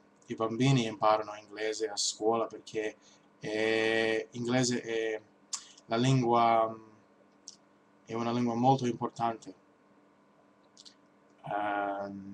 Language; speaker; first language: Italian; non-native, learner; English